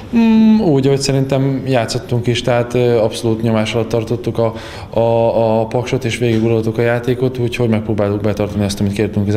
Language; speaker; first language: Hungarian; native; Hungarian